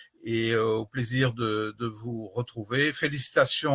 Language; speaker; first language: French; native; French